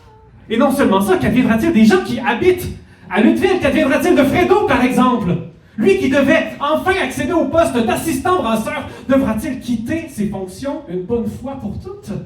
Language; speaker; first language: French; native; French